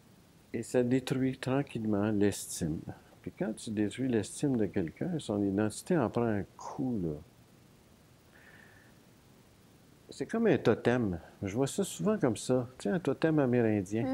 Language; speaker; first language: French; native; French